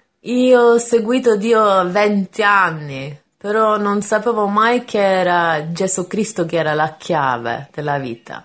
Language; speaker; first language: Italian; non-native, learner; Norwegian